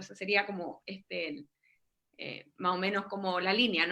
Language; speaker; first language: Spanish; native; Spanish